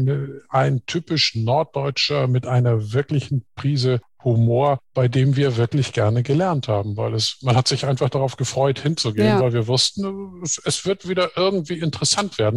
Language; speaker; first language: German; native; German